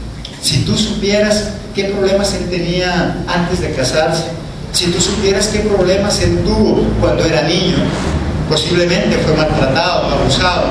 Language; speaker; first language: Spanish; native; Spanish